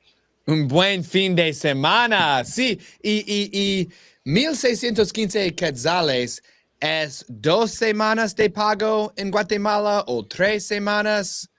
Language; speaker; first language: Spanish; non-native, learner; English